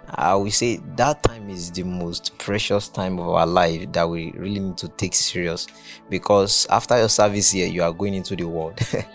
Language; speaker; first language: English; non-native, local second language; Yoruba